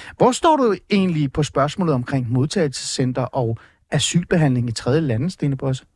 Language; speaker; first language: Danish; early bilingual, other home language; Persian